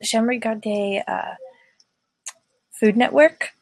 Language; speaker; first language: French; non-native, learner; English